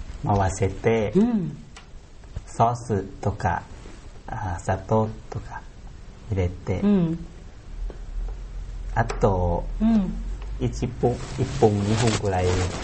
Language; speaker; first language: Japanese; non-native, learner; Thai